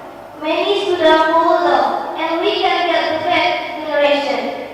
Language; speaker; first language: English; non-native, learner; Indonesian